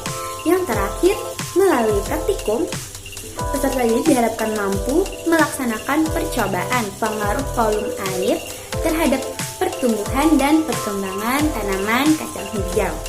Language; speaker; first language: Indonesian; non-native, local second language; Banjar